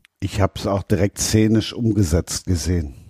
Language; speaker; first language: German; native; German